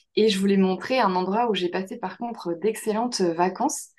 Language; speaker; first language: French; native; French